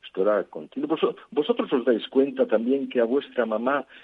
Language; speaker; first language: Spanish; native; Spanish